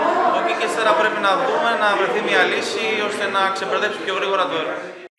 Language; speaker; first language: Greek; native; Greek